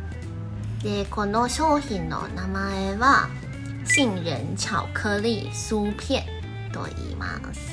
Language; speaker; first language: Japanese; non-native, fluent; Chinese